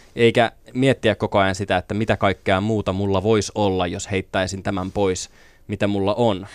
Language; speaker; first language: Finnish; native; Finnish